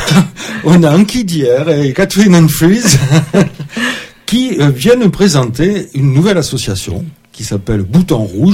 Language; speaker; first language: French; native; French